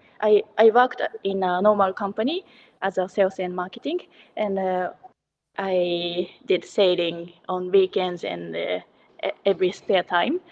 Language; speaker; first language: English; non-native, learner; Japanese